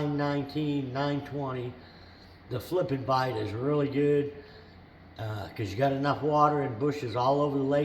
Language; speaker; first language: English; native; English